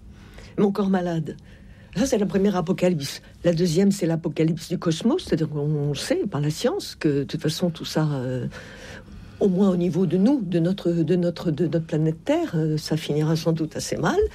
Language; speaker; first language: French; native; French